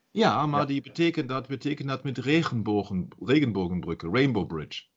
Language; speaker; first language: Dutch; non-native, learner; German